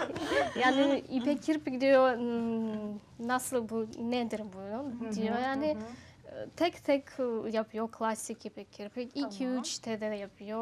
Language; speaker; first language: Turkish; non-native, learner; Russian